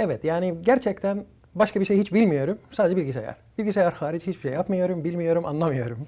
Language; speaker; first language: Turkish; early bilingual, other home language; Arabic